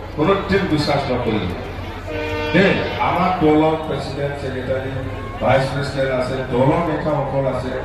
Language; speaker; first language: Assamese; non-native, local second language; Bodo